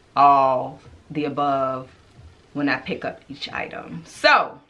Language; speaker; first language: English; native; English